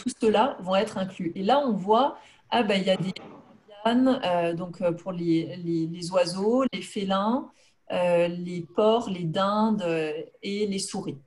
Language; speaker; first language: French; native; French